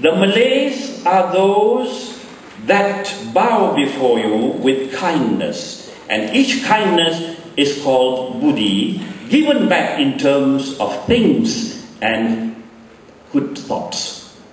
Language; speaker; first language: English; non-native, local second language; Malay